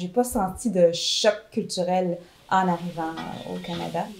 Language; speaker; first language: French; early bilingual, other home language; Persian